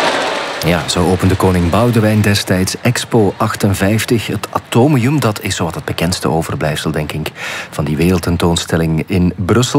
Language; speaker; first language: Dutch; native; Dutch